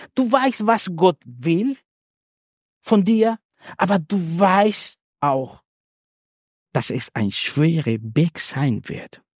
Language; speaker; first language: German; non-native, fluent; Spanish